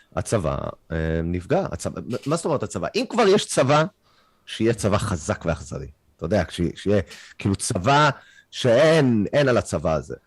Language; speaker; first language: Hebrew; non-native, fluent; English